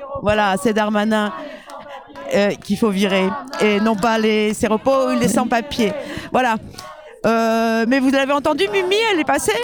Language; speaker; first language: French; native; French